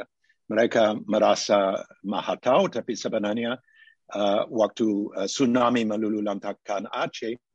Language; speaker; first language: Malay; non-native, fluent; English